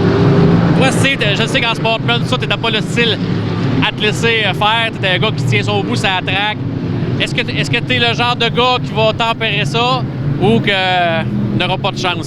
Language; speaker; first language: French; native; French